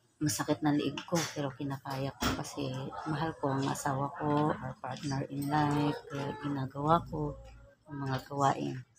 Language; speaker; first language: Filipino; non-native, local second language; Cebuano